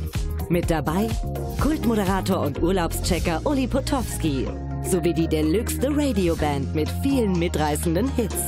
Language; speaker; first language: German; native; German